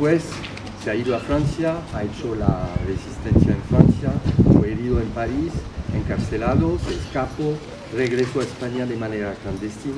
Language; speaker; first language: Spanish; early bilingual, heritage; French